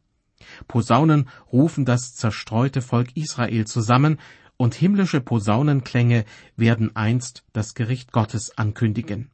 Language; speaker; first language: German; native; German